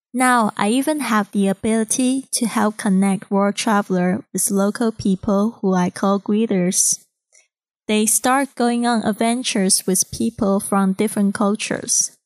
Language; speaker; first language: English; non-native, fluent; Chinese